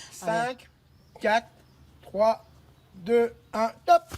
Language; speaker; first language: French; native; French